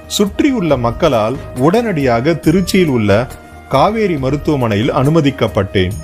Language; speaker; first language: Tamil; native; Tamil